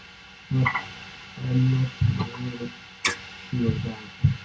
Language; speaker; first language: English; non-native, fluent; Italian